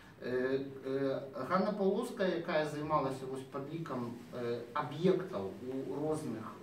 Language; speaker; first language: Belarusian; native; Belarusian